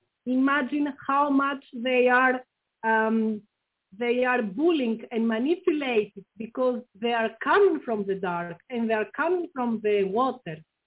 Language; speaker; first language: English; non-native, fluent; Greek